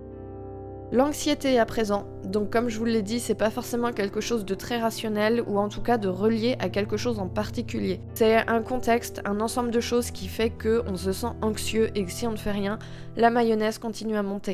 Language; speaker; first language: French; native; French